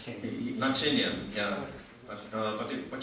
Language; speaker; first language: Russian; non-native, learner; Hindi